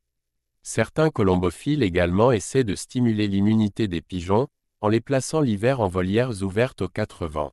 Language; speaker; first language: French; native; French